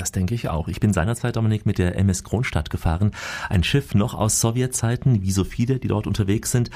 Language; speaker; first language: German; native; German